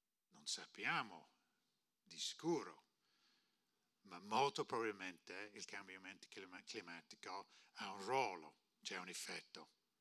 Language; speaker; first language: Italian; non-native, fluent; English